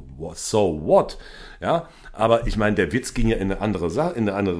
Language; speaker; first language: German; native; German